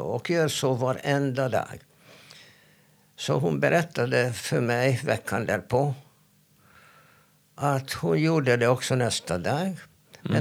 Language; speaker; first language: Swedish; non-native, fluent; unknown